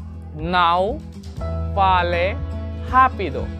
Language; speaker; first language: Portuguese; non-native, learner; Hindi